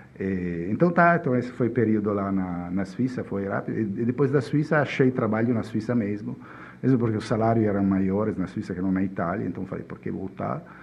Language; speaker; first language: Portuguese; non-native, fluent; Italian